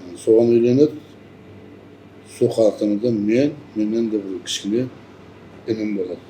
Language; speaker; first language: Kazakh; non-native, local second language; Persian